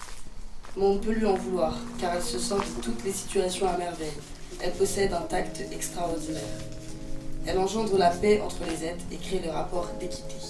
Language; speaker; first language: French; native; French